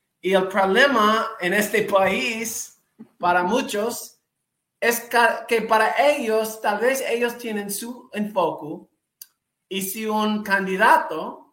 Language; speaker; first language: Spanish; non-native, fluent; English